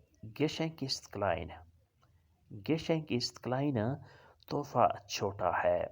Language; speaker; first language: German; non-native, learner; Urdu